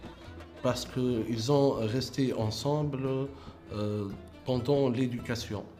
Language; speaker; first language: French; non-native, local second language; Arabic